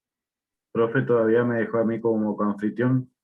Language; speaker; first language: Spanish; native; Spanish